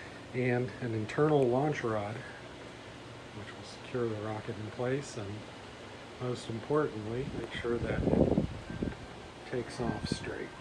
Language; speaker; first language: English; native; English